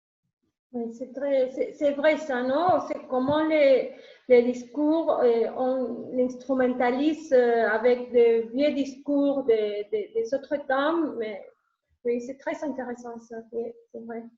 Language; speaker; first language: French; non-native, learner; Spanish